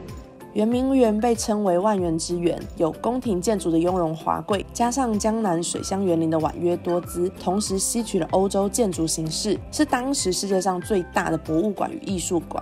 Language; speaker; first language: Chinese; native; Chinese